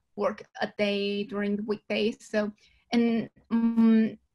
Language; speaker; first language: English; non-native, fluent; Chinese